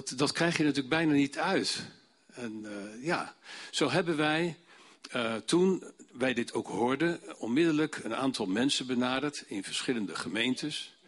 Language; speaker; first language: Dutch; native; Dutch